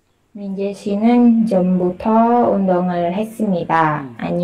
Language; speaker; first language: Korean; non-native, learner; Indonesian